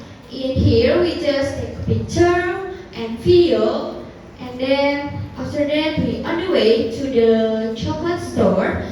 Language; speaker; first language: English; non-native, learner; Indonesian